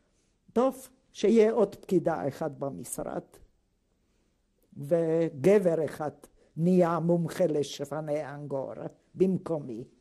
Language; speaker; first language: Hebrew; non-native, fluent; Hungarian